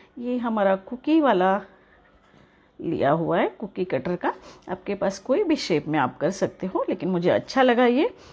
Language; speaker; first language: Hindi; non-native, local second language; Marathi